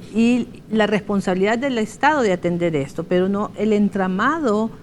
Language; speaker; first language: Spanish; native; Spanish